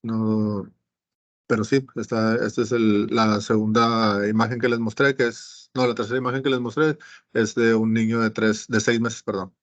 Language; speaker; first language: Spanish; native; Spanish